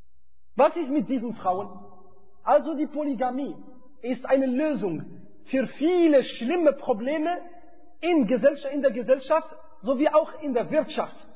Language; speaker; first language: German; non-native, fluent; Arabic